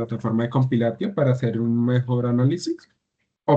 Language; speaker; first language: Spanish; native; Spanish